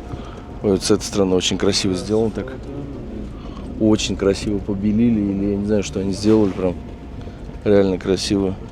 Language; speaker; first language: Russian; native; Russian